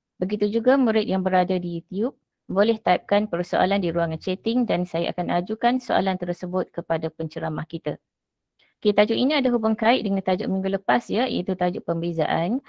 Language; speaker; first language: Malay; native; Malay